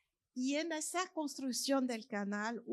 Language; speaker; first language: Spanish; non-native, fluent; French